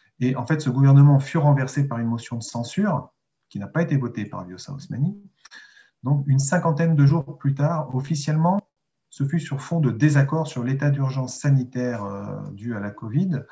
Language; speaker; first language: French; native; French